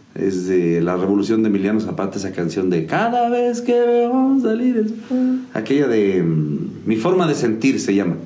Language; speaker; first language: Spanish; native; Spanish